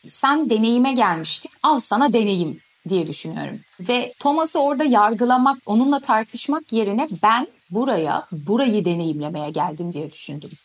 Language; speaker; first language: Turkish; native; Turkish